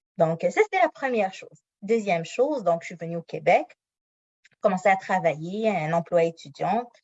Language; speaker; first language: French; non-native, local second language; Arabic